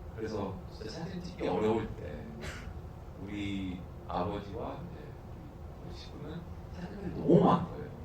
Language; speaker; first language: Korean; early bilingual, heritage; Korean